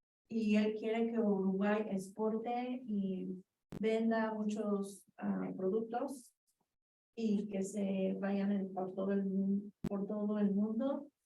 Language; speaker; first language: Spanish; early bilingual, heritage; Spanish